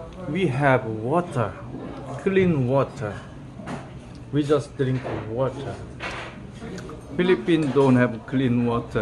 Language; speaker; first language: English; non-native, learner; Korean